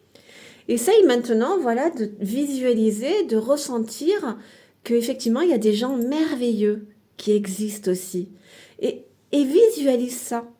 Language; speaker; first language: French; native; French